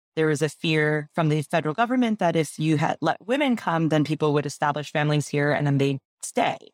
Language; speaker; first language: English; early bilingual, other home language; Gujarati